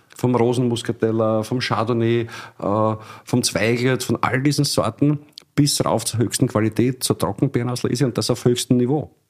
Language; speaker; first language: German; native; German